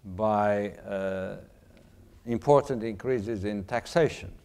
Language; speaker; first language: English; non-native, fluent; Portuguese